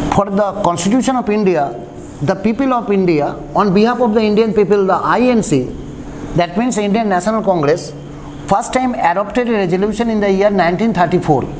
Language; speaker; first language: English; non-native, local second language; Bangla